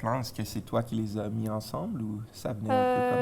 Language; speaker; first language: French; native; French